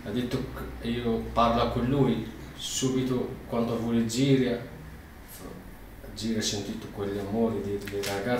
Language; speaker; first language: Italian; non-native, learner; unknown